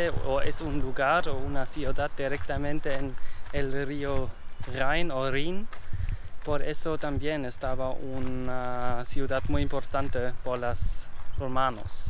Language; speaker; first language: Spanish; non-native, learner; German